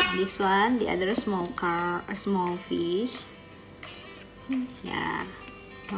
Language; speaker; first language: English; non-native, learner; Indonesian